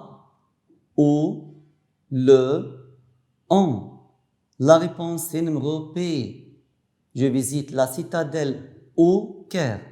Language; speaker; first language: French; non-native, fluent; Arabic